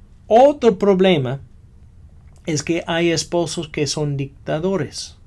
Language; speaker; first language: Spanish; non-native, fluent; English